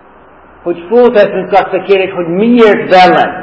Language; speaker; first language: Hungarian; non-native, fluent; English